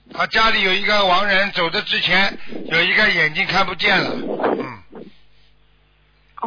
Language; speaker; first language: Chinese; native; Chinese